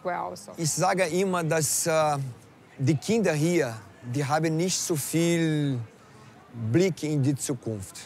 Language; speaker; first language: German; non-native, fluent; Portuguese